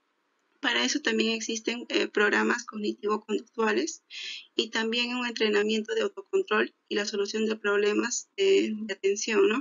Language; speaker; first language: Spanish; native; Spanish